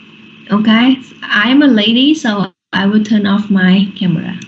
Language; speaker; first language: English; non-native, fluent; Vietnamese